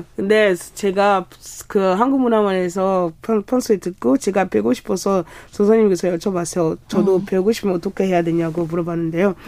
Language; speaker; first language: Korean; non-native, fluent; French